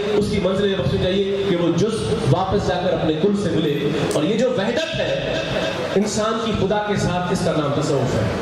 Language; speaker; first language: Urdu; non-native, local second language; Sindhi